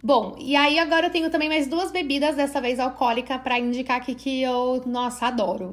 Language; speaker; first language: Portuguese; native; Portuguese